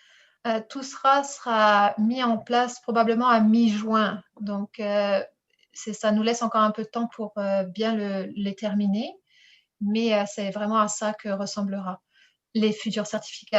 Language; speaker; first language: French; native; French